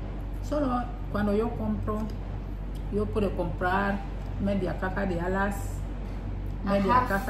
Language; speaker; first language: Spanish; non-native, learner; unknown